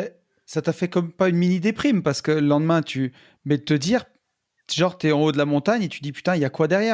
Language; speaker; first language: French; native; French